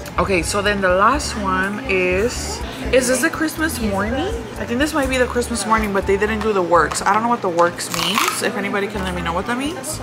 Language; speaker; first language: English; early bilingual, other home language; Spanish